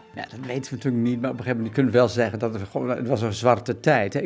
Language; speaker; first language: Dutch; native; Dutch